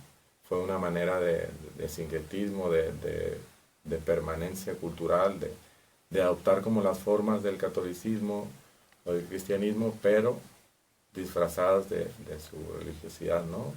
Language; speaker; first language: Spanish; native; Spanish